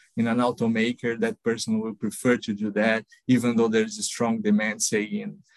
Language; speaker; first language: English; non-native, fluent; Portuguese